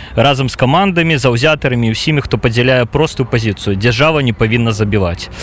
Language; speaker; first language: Belarusian; non-native, local second language; Russian